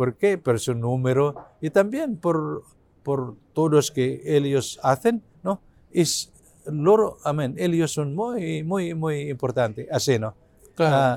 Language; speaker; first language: Spanish; non-native, learner; Cebuano